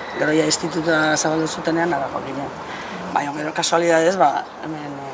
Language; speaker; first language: Basque; native; Basque